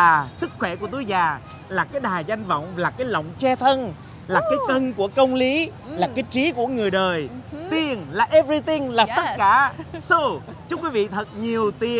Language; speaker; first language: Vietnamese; early bilingual, other home language; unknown